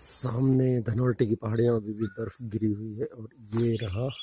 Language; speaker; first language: Hindi; native; Hindi